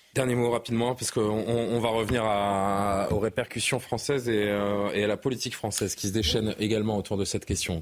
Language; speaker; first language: French; native; French